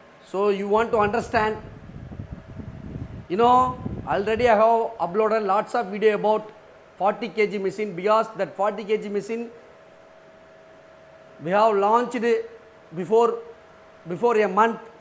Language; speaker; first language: English; non-native, local second language; Tamil